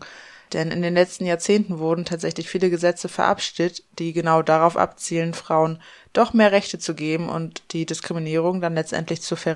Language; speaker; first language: German; native; German